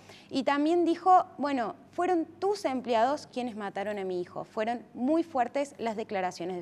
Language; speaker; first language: Spanish; native; Spanish